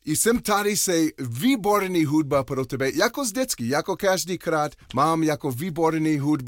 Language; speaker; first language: Czech; non-native, learner; English